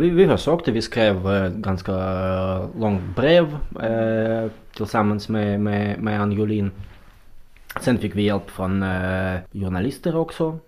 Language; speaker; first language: Swedish; non-native, fluent; Russian